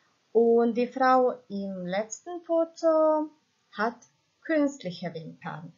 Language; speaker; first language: German; non-native, fluent; Croatian